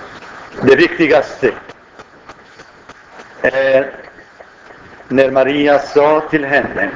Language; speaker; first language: Swedish; non-native, fluent; Arabic